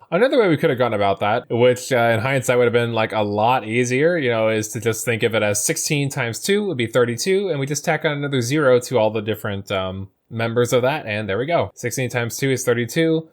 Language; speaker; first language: English; native; English